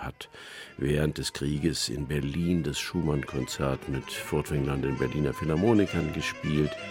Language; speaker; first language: German; native; German